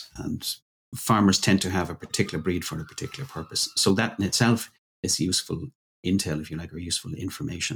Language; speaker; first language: English; native; English